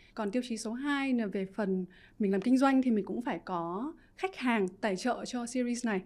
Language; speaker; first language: Vietnamese; native; Vietnamese